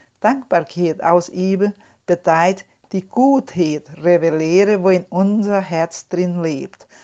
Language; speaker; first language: German; non-native, learner; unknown